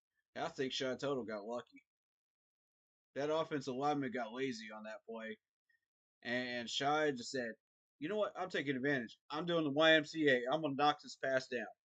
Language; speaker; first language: English; native; English